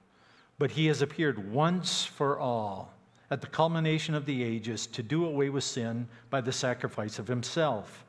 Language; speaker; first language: English; native; English